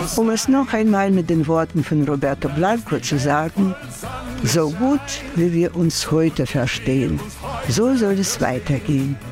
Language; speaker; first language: German; non-native, fluent; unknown